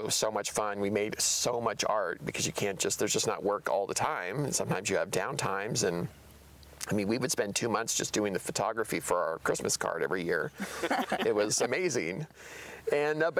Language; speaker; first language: English; native; English